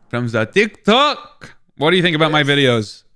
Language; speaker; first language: English; native; English